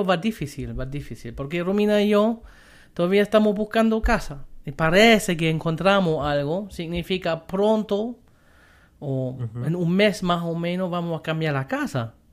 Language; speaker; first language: Spanish; non-native, fluent; German